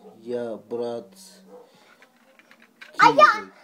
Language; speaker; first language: Russian; early bilingual, heritage; Russian